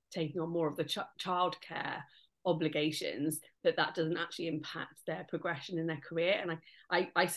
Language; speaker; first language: English; native; English